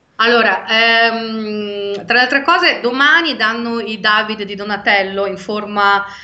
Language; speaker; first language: Italian; native; Italian